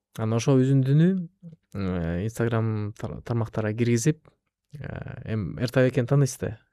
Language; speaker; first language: Kyrgyz; non-native, local second language; Russian